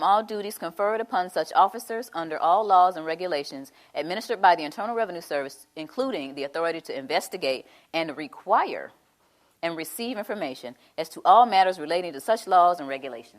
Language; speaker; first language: English; native; English